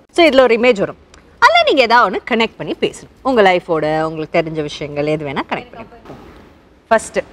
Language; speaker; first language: Tamil; native; Tamil